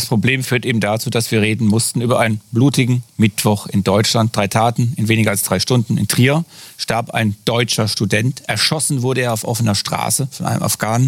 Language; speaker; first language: German; native; German